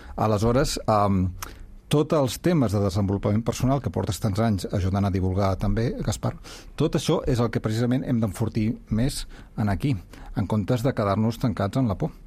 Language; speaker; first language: Catalan; native; Catalan